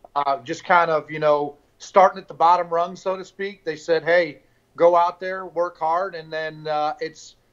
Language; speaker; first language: English; native; English